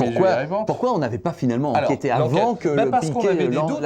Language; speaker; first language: French; native; French